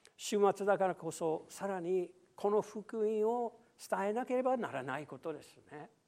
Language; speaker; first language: Japanese; non-native, fluent; English